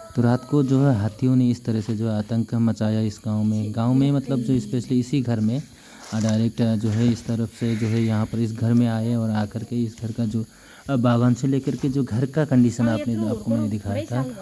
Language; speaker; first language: Hindi; non-native, local second language; Nepali